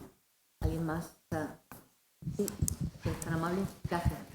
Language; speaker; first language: Spanish; native; Spanish